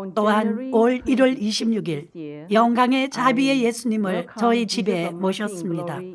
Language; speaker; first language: Korean; non-native, fluent; Malay